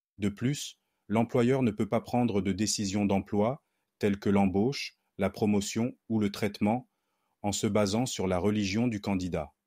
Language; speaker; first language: French; non-native, local second language; Haitian Creole